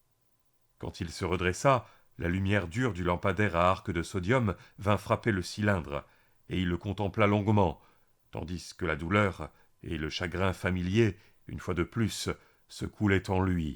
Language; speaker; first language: French; native; French